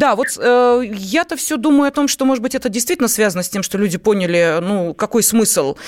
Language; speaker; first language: Russian; native; Russian